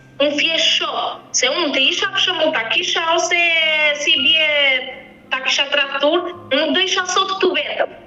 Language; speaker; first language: Albanian; native; Albanian